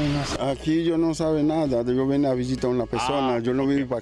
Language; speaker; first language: Spanish; non-native, learner; Haitian Creole